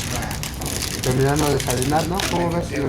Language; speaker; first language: Spanish; native; Spanish